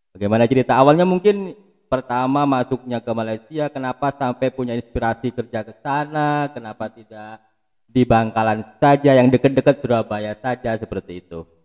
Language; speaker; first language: Indonesian; non-native, local second language; Madurese